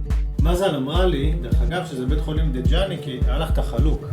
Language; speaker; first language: Hebrew; native; Hebrew